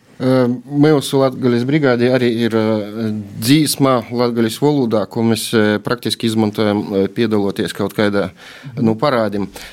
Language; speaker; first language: Latvian; native; Latvian